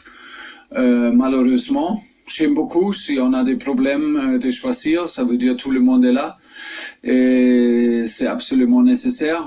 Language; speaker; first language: French; non-native, fluent; German